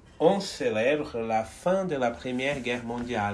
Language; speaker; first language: French; non-native, fluent; Portuguese